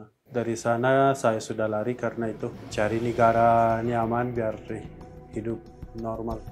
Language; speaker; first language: Indonesian; non-native, learner; Persian